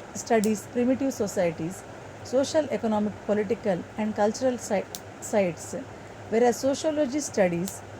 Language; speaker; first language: English; non-native, local second language; Kannada